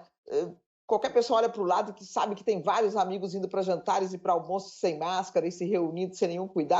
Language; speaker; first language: Portuguese; native; Portuguese